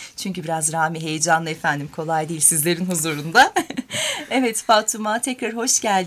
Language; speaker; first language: Turkish; native; Turkish